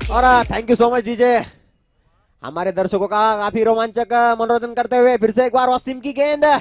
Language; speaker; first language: Hindi; non-native, local second language; Marathi